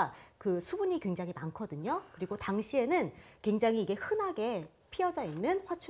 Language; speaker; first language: Korean; native; Korean